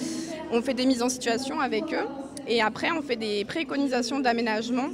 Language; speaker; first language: French; native; French